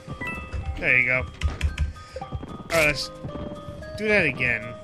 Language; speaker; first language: English; native; English